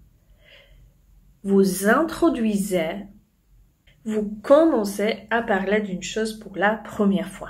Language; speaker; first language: French; non-native, fluent; Polish